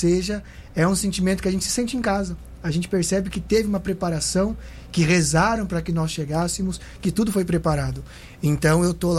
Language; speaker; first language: Portuguese; native; Portuguese